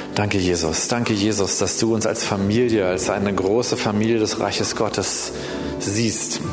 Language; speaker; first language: German; native; German